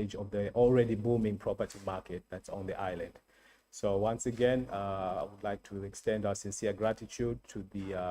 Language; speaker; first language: English; non-native, local second language; Swahili